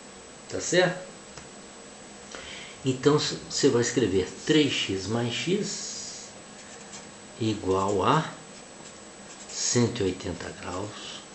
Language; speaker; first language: Portuguese; native; Portuguese